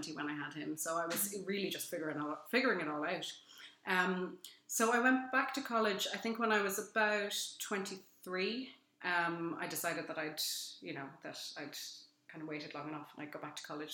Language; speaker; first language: English; native; English